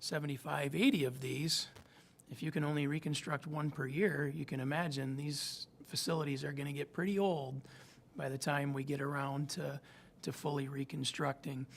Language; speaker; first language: English; native; English